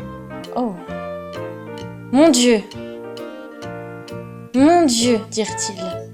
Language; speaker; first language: French; non-native, fluent; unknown